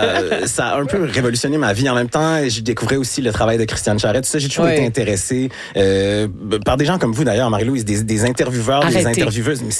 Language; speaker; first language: French; native; French